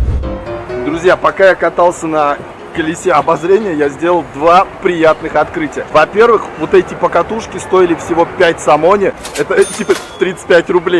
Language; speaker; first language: Russian; native; Russian